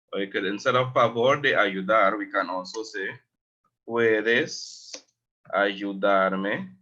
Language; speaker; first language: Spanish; non-native, fluent; English